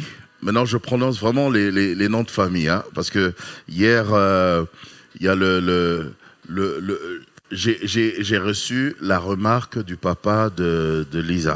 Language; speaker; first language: French; non-native, local second language; Lingala